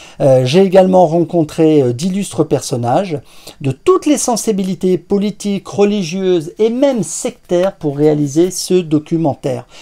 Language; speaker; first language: French; native; French